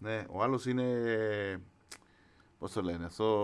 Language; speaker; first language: Greek; non-native, fluent; Spanish